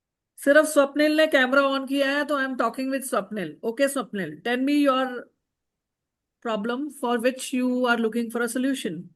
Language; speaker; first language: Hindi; native; Hindi